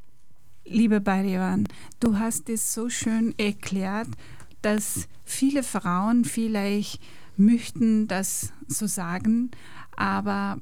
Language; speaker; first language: German; non-native, fluent; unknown